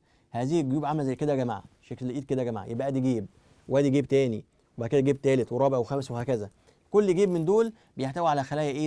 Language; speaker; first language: Arabic; native; Arabic